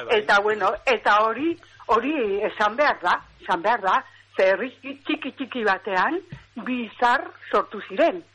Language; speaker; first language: Basque; non-native, local second language; Spanish